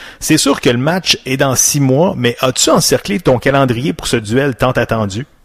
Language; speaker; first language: French; native; French